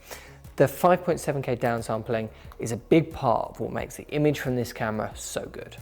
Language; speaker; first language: English; native; English